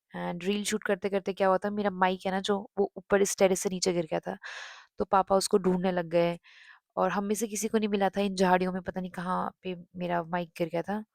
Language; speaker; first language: Hindi; non-native, local second language; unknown